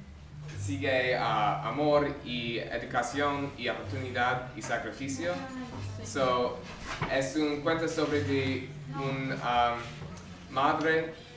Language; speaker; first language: Spanish; non-native, learner; English